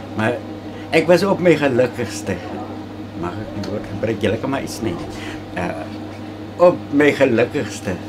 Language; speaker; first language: Afrikaans; native; Afrikaans